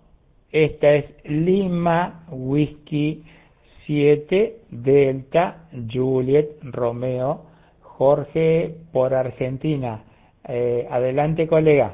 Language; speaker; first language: Spanish; native; Spanish